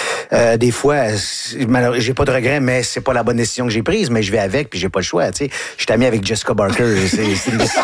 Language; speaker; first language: French; native; French